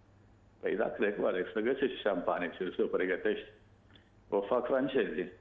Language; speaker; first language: Romanian; native; Romanian